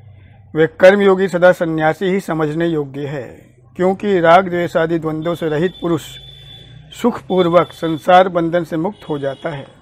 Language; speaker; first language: Hindi; native; Hindi